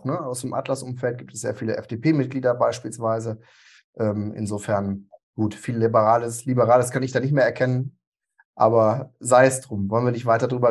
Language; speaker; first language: German; native; German